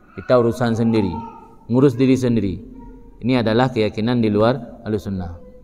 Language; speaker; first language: Malay; non-native, local second language; Achinese